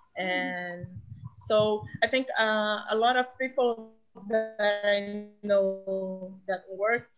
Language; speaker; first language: English; non-native, fluent; Portuguese